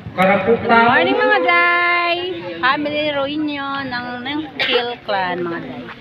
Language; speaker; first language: Filipino; non-native, local second language; Pampanga